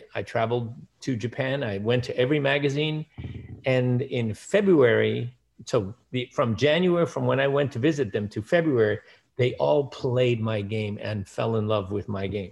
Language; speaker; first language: English; early bilingual, other home language; Dutch